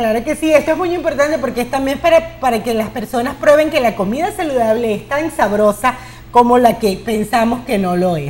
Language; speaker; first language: Spanish; native; Spanish